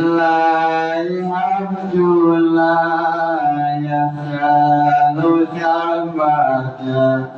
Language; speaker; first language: Arabic; non-native, fluent; Indonesian